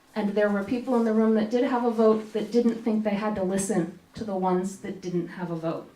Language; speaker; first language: English; native; English